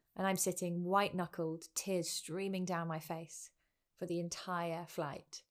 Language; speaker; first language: English; native; English